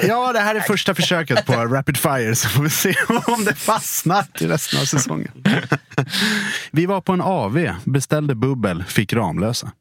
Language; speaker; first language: Swedish; native; Swedish